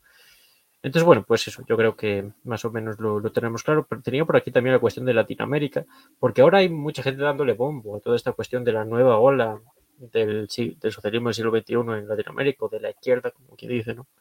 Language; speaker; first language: Spanish; native; Spanish